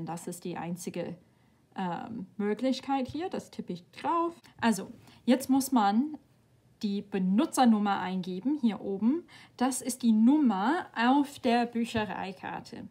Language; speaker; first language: German; non-native, fluent; English